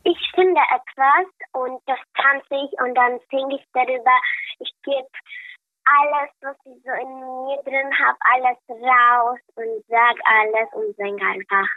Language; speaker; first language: German; early bilingual, other home language; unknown